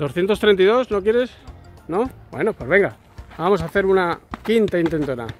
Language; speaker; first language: Spanish; native; Spanish